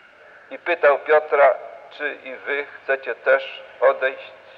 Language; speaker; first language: Polish; native; Polish